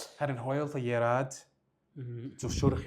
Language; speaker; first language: Mongolian; non-native, learner; English